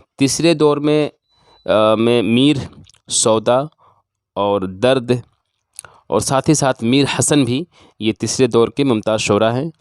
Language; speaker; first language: Urdu; native; Urdu